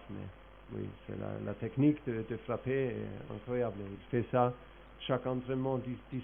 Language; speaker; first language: French; non-native, fluent; German